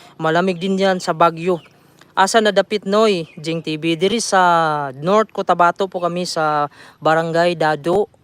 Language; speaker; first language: Filipino; non-native, local second language; Cebuano